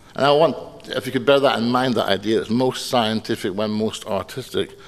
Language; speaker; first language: English; native; English